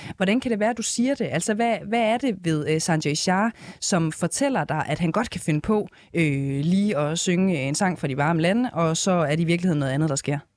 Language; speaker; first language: Danish; native; Danish